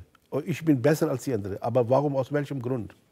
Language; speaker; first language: German; non-native, fluent; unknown